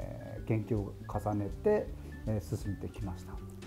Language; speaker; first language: Japanese; native; Japanese